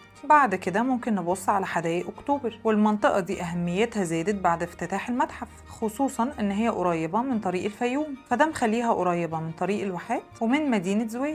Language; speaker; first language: Arabic; native; Arabic